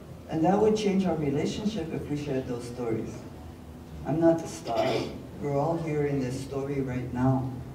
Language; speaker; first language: English; native; English